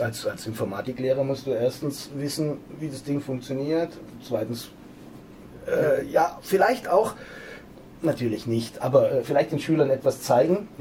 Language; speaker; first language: German; native; German